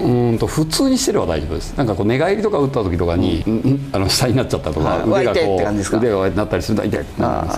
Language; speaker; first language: Japanese; native; Japanese